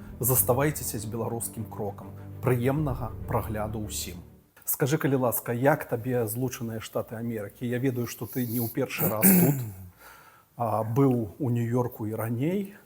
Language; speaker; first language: Belarusian; non-native, local second language; Russian